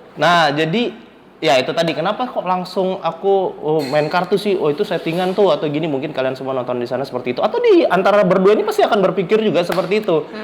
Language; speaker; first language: Indonesian; native; Indonesian